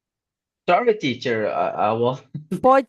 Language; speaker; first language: English; non-native, learner; Portuguese